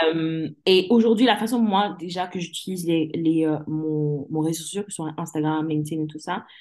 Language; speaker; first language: French; early bilingual, other home language; English